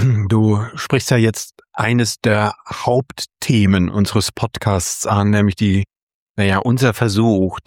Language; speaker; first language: German; native; German